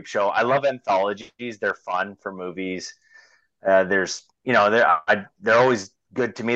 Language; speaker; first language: English; native; English